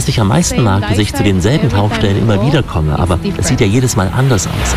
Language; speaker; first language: German; native; German